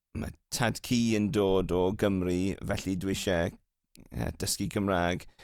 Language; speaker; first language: English; native; English